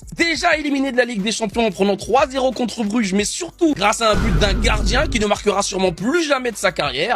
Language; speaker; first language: French; native; French